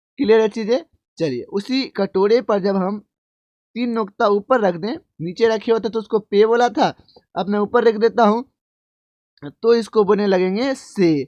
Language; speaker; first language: Hindi; native; Hindi